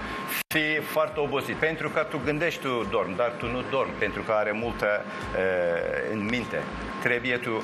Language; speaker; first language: Romanian; non-native, learner; Turkish